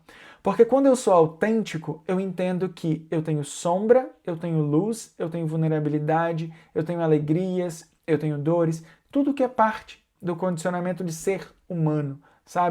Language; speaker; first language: Portuguese; native; Portuguese